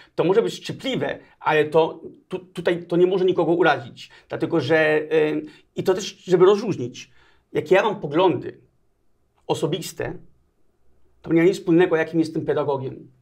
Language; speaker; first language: Polish; early bilingual, other home language; Danish